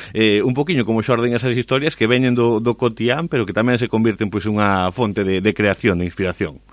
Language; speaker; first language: Galician; native; Galician